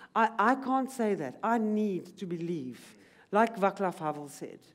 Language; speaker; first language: English; native; English